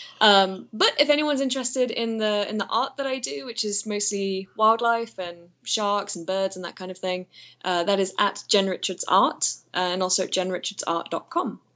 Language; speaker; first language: English; native; English